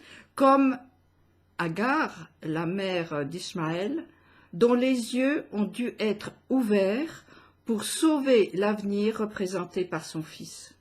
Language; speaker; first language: French; native; French